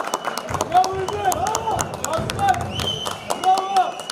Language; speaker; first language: Turkish; native; Turkish